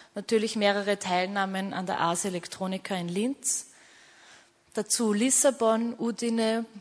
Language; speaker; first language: German; native; German